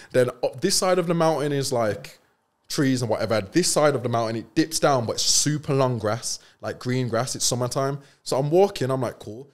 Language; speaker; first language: English; native; English